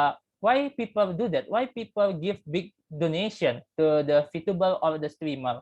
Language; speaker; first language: English; non-native, learner; Indonesian